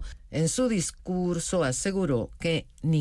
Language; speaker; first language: Spanish; native; Spanish